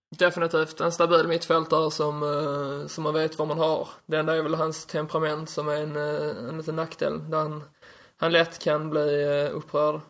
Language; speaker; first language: Swedish; native; Swedish